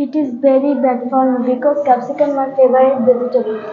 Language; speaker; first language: English; non-native, learner; Bangla